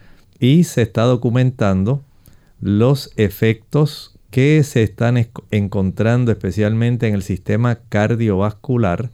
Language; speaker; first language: Spanish; native; Spanish